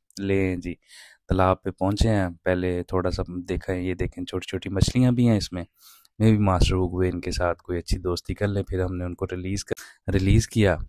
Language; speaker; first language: Urdu; non-native, local second language; Punjabi